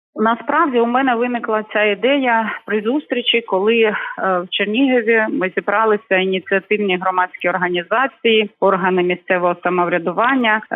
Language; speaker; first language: Ukrainian; native; Ukrainian